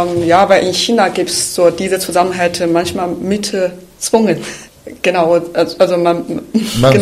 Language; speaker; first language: German; non-native, fluent; Chinese